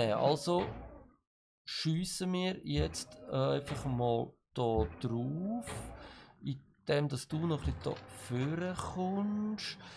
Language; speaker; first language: German; native; German